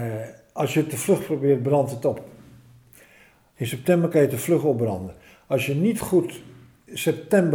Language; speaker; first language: Dutch; native; Dutch